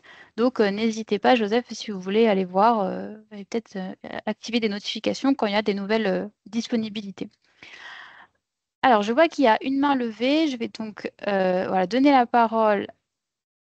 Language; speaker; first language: French; native; French